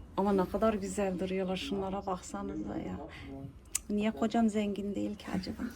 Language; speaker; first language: Turkish; early bilingual, heritage; Turkish